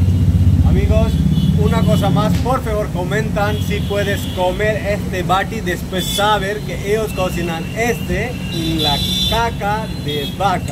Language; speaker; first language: Spanish; non-native, learner; Hindi